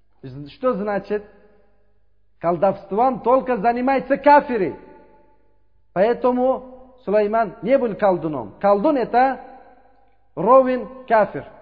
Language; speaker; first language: Russian; non-native, learner; Uzbek